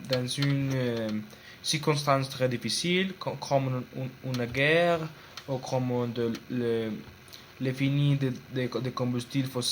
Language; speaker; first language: French; non-native, learner; Spanish